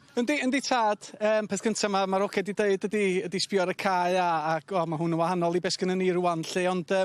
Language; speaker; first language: Welsh; native; Welsh